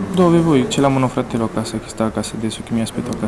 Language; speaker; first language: Italian; non-native, learner; Romanian